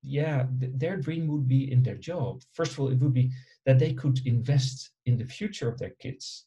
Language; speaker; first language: English; non-native, fluent; Dutch